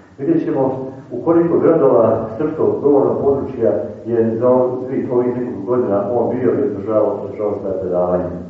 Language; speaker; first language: Serbian; native; Serbian